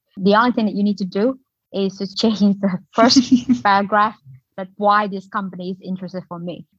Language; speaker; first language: English; non-native, fluent; Vietnamese